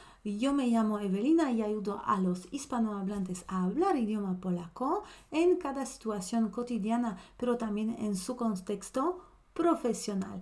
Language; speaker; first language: Spanish; non-native, fluent; Polish